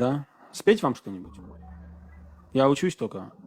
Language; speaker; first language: Russian; non-native, fluent; Armenian